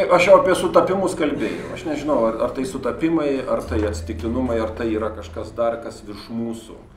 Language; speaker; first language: Lithuanian; native; Lithuanian